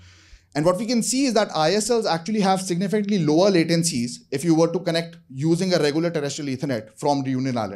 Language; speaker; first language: English; non-native, fluent; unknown